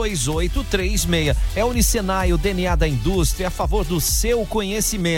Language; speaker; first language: Portuguese; native; Portuguese